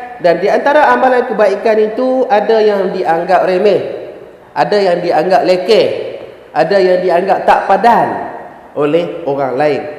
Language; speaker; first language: Malay; native; Malay